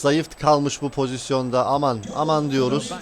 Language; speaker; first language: Turkish; native; Turkish